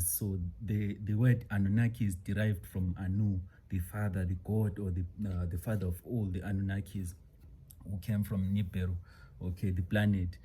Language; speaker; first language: English; non-native, local second language; Xhosa